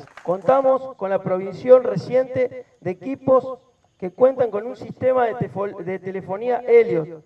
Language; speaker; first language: Spanish; native; Spanish